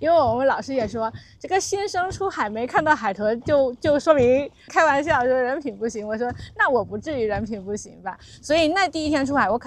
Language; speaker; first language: Chinese; native; Chinese